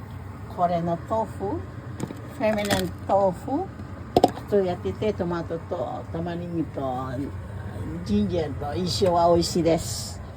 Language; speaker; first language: Japanese; non-native, learner; Filipino